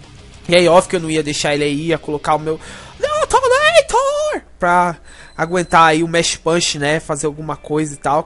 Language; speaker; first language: Portuguese; native; Portuguese